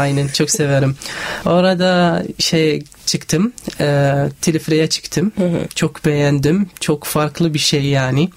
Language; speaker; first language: Turkish; non-native, learner; Arabic